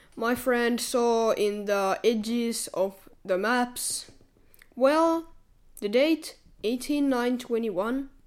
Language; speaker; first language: English; non-native, fluent; Finnish